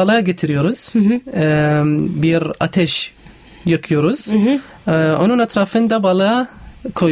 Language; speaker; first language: Turkish; non-native, learner; Arabic